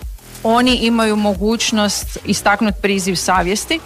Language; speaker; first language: Serbian; native; Serbian